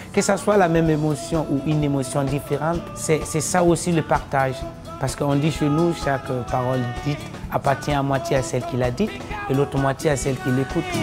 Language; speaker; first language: French; non-native, local second language; Mossi